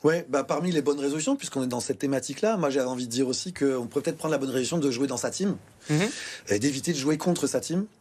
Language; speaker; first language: French; native; French